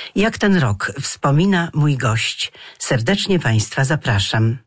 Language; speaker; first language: Polish; native; Polish